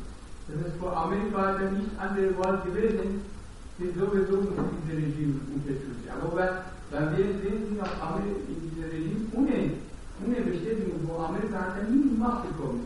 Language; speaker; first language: German; non-native, learner; Persian